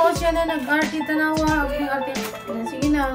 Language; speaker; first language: Filipino; non-native, local second language; Cebuano